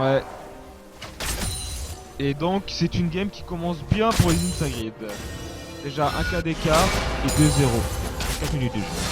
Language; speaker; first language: French; native; French